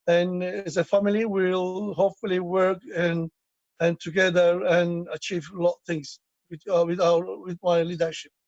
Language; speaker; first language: English; non-native, learner; Turkish